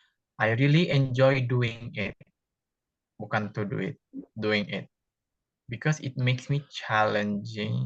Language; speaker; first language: English; non-native, fluent; Indonesian